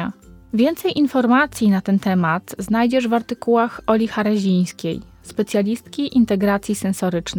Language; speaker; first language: Polish; native; Polish